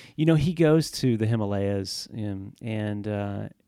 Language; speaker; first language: English; native; English